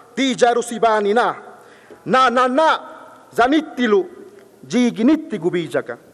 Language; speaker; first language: Spanish; non-native, local second language; Zapotec